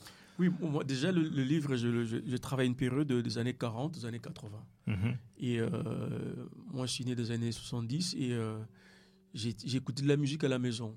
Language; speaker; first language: French; non-native, local second language; Lingala